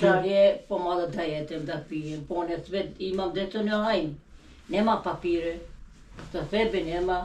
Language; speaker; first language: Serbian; non-native, local second language; Albanian